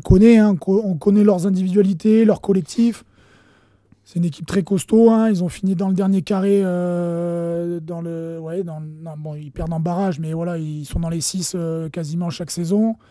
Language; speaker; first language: French; native; French